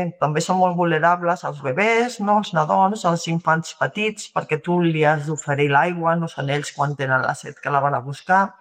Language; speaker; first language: Catalan; non-native, local second language; Spanish